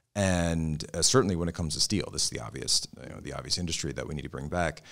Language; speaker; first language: English; native; English